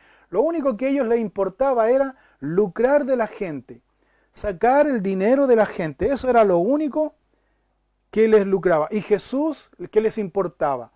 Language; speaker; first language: Spanish; native; Spanish